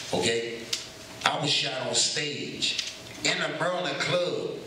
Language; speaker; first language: English; native; English